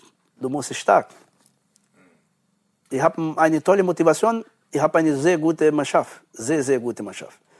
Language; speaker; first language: German; non-native, learner; Portuguese